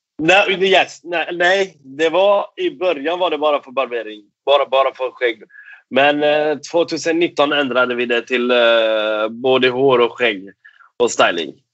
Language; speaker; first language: Swedish; non-native, fluent; Persian